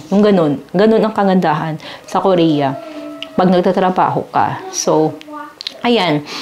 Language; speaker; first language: Filipino; native; Filipino